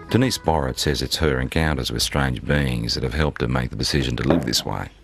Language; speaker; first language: English; native; English